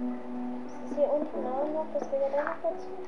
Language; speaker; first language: German; native; German